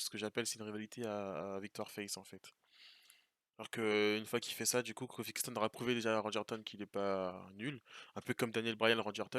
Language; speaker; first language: French; native; French